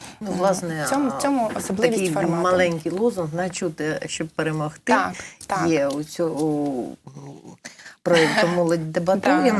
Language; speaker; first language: Ukrainian; native; Ukrainian